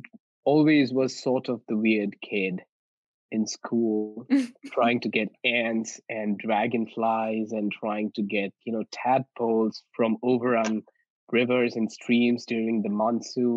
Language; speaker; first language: English; non-native, local second language; Bangla